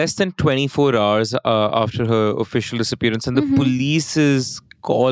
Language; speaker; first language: English; non-native, local second language; Hindi